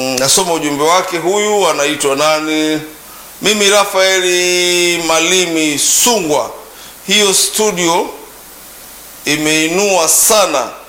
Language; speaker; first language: Swahili; native; Swahili